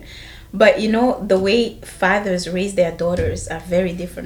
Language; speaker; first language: English; non-native, local second language; Kinyarwanda